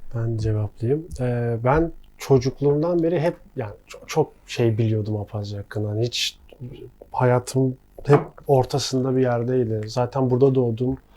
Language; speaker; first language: Turkish; early bilingual, other home language; Abkhazian